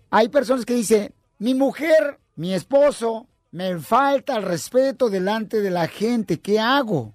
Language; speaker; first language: Spanish; native; Spanish